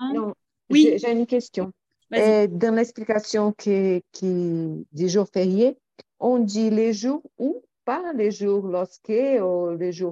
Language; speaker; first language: French; non-native, learner; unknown